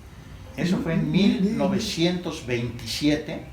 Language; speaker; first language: Spanish; native; Spanish